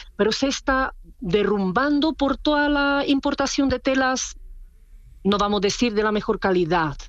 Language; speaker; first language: Spanish; non-native, fluent; Czech